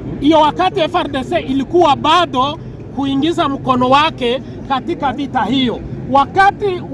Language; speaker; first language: Swahili; non-native, local second language; Kinyarwanda